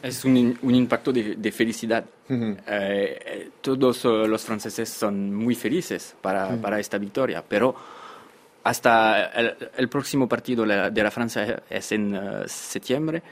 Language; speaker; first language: Spanish; non-native, fluent; French